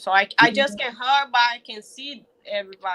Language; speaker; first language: English; non-native, learner; Portuguese